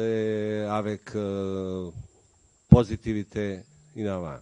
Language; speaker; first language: French; non-native, learner; Bosnian